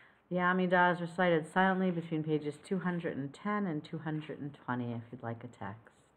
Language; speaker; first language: English; native; English